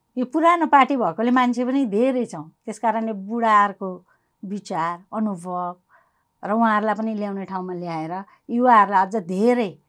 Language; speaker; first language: Nepali; native; Nepali